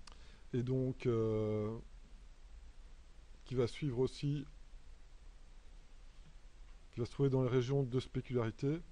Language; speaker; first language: French; native; French